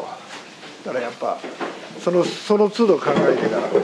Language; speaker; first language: Japanese; native; Japanese